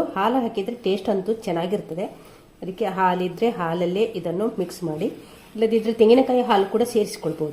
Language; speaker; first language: Kannada; native; Kannada